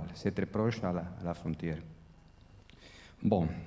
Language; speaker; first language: French; non-native, fluent; Spanish